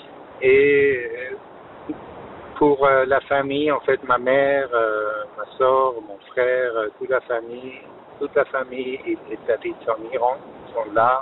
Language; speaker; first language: French; non-native, fluent; Persian